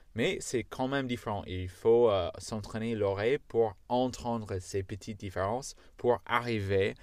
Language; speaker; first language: French; non-native, fluent; English